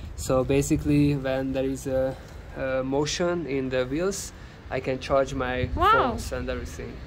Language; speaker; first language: English; non-native, fluent; Hungarian